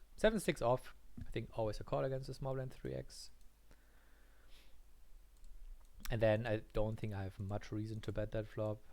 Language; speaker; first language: English; non-native, fluent; German